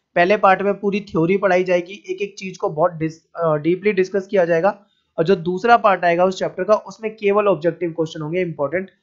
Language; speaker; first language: Hindi; native; Hindi